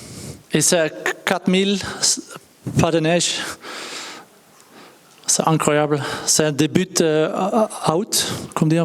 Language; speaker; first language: French; non-native, learner; Dutch